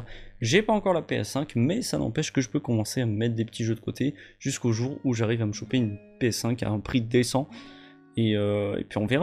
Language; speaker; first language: French; native; French